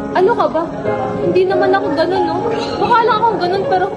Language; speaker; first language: Filipino; native; Filipino